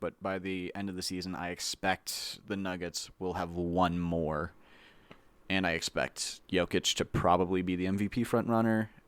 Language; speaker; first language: English; native; English